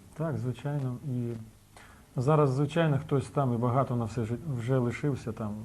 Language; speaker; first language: Ukrainian; early bilingual, heritage; Ukrainian